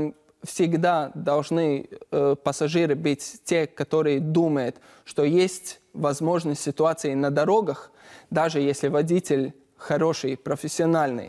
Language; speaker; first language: Russian; non-native, learner; Latvian